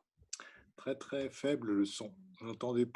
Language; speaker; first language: French; native; French